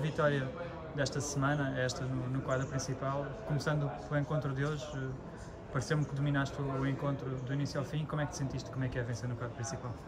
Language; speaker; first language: Portuguese; native; Portuguese